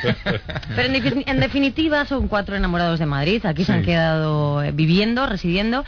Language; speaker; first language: Spanish; native; Spanish